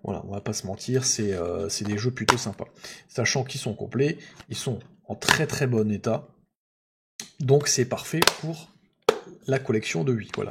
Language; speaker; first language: French; native; French